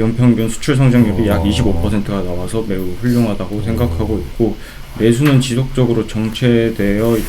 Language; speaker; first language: Korean; native; Korean